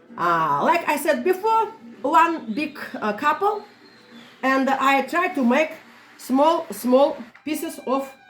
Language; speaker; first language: English; non-native, learner; Russian